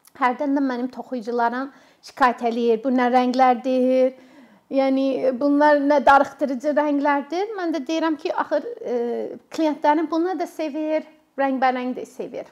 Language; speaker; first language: Azerbaijani; non-native, fluent; English